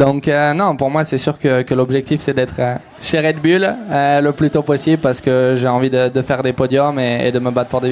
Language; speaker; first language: French; native; French